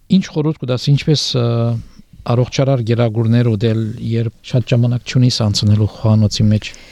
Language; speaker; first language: Armenian; native; Armenian